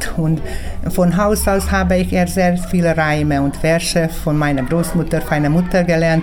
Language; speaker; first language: German; early bilingual, heritage; German